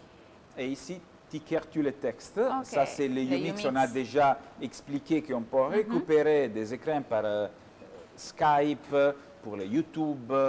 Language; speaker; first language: French; non-native, fluent; Italian